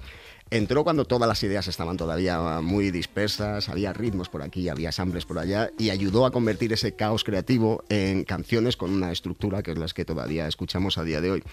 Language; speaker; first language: Spanish; native; Spanish